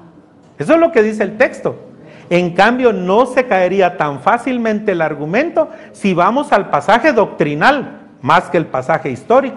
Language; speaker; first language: Spanish; native; Spanish